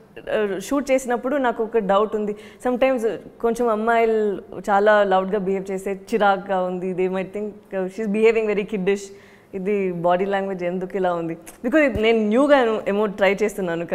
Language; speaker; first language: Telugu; non-native, local second language; Tamil